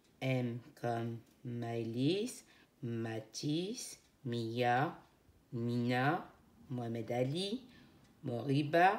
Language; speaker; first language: French; native; French